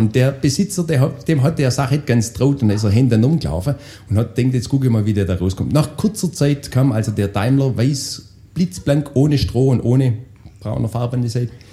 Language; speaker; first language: German; native; German